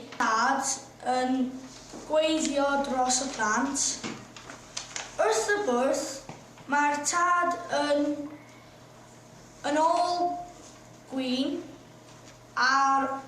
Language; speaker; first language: Welsh; non-native, learner; English